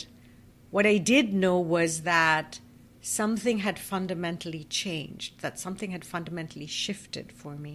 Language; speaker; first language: English; non-native, local second language; Bangla